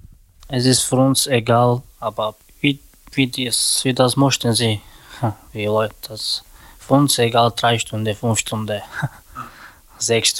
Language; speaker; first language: German; non-native, learner; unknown